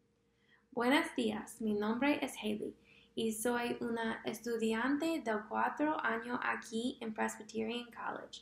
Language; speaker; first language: Spanish; non-native, fluent; English